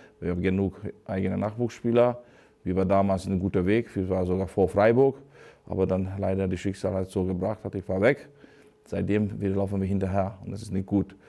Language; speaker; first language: German; non-native, fluent; Hungarian